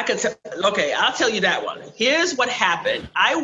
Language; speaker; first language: English; early bilingual, other home language; Haitian Creole